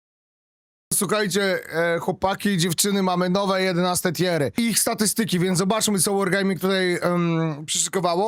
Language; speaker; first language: Polish; native; Polish